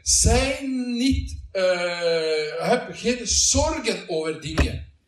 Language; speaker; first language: Dutch; non-native, learner; Norwegian